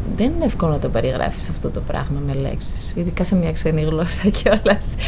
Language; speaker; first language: Greek; non-native, fluent; Spanish